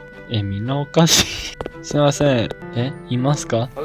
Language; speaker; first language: Japanese; non-native, learner; English